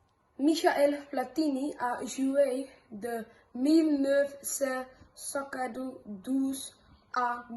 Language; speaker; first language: French; non-native, learner; Dutch